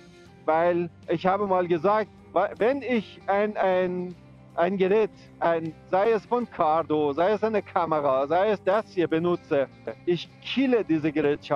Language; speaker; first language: German; non-native, fluent; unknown